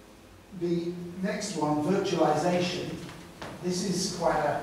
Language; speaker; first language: English; native; English